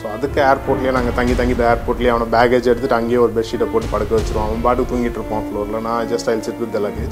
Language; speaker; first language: Tamil; native; Tamil